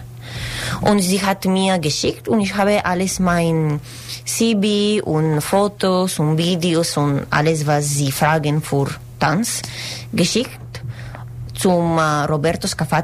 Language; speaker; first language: German; non-native, learner; Spanish